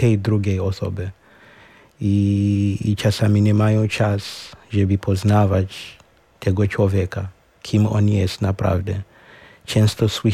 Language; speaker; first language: Ukrainian; non-native, learner; Shona